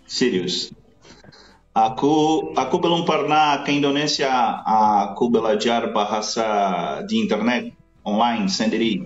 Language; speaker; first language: Indonesian; non-native, learner; Portuguese